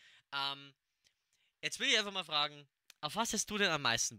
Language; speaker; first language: German; native; German